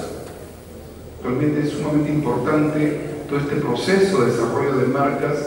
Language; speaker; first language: Spanish; native; Spanish